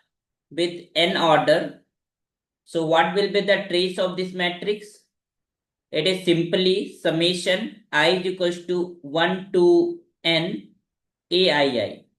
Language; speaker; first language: English; non-native, local second language; Hindi